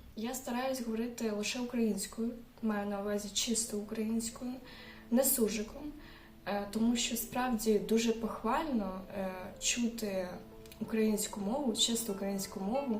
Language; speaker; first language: Ukrainian; non-native, local second language; Russian